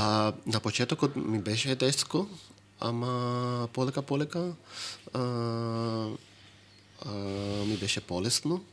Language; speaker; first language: Macedonian; non-native, fluent; Greek